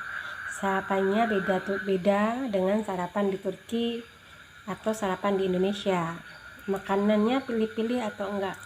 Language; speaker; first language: Indonesian; native; Indonesian